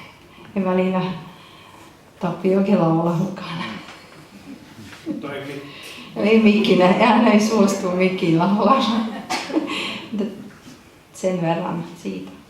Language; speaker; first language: Finnish; non-native, fluent; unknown